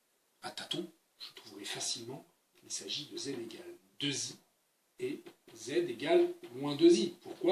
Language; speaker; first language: French; native; French